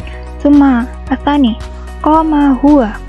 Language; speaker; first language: Arabic; non-native, learner; Indonesian